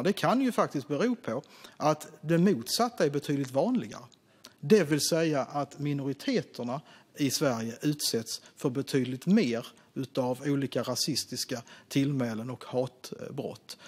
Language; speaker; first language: Swedish; native; Swedish